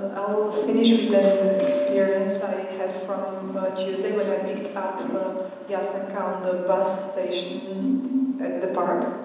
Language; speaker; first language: English; non-native, fluent; Slovak